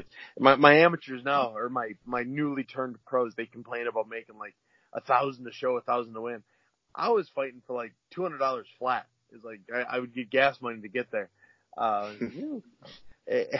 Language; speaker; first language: English; native; English